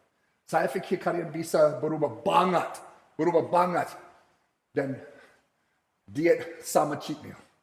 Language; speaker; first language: Indonesian; non-native, fluent; English